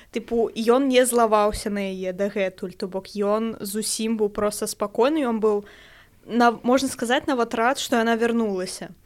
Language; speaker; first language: Belarusian; non-native, local second language; Russian